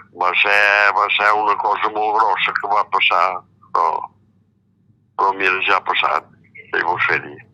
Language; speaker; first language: Catalan; native; Catalan